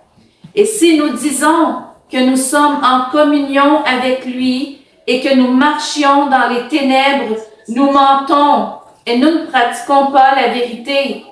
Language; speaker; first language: French; native; French